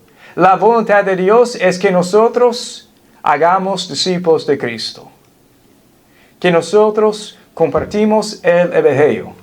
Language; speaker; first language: Spanish; non-native, fluent; English